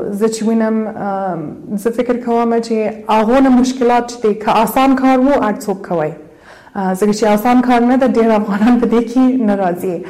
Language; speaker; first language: Pashto; early bilingual, heritage; Pashto